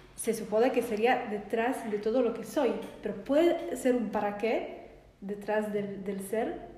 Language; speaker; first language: Spanish; non-native, fluent; Polish